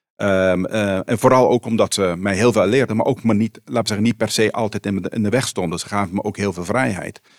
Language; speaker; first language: Dutch; non-native, local second language; Papiamento